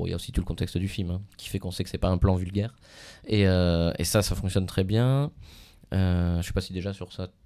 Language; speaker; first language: French; native; French